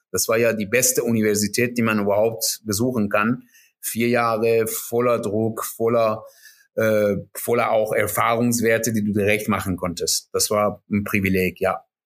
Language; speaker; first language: German; non-native, fluent; Persian